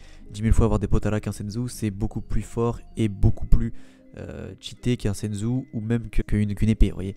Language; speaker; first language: French; native; French